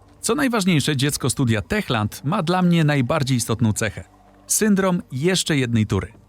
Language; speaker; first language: Polish; native; Polish